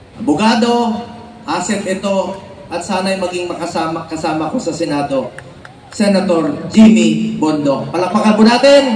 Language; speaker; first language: Filipino; non-native, local second language; Cebuano